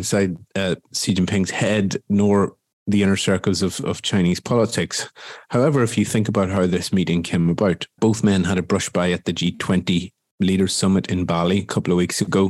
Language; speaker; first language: English; native; English